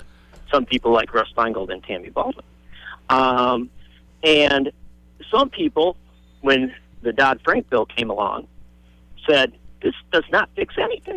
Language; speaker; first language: English; native; English